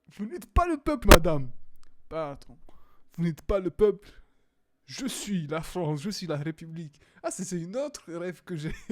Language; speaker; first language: French; non-native, fluent; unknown